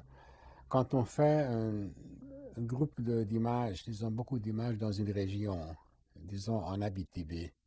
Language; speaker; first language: French; non-native, fluent; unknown